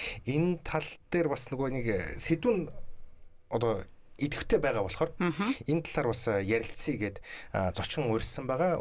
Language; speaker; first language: Mongolian; native; Mongolian